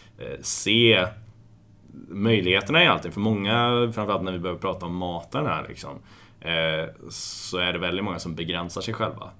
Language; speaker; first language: Swedish; native; Swedish